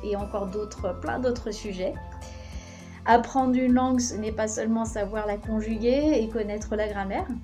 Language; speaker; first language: French; early bilingual, heritage; French